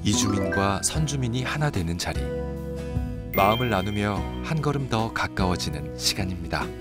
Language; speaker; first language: Korean; native; Korean